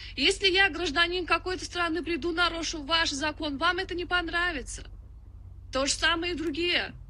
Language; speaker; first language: Russian; non-native, local second language; Turkmen